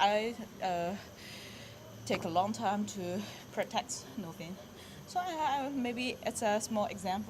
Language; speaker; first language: English; non-native, learner; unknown